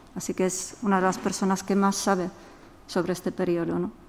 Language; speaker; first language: Spanish; non-native, fluent; Czech